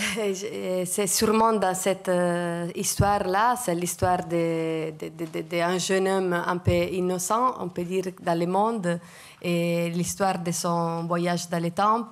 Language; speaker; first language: French; non-native, fluent; Italian